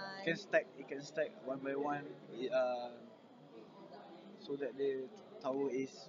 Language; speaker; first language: English; non-native, learner; Malay